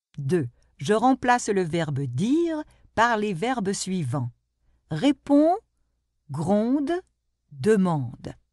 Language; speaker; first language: French; non-native, local second language; Arabic